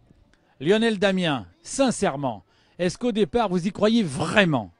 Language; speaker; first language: French; native; French